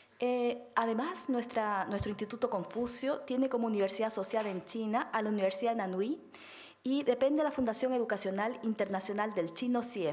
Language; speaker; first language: Spanish; native; Spanish